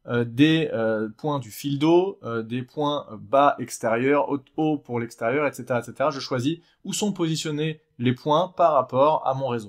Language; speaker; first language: French; native; French